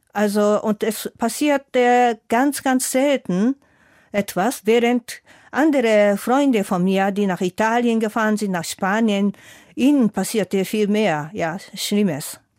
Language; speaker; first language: German; non-native, fluent; Japanese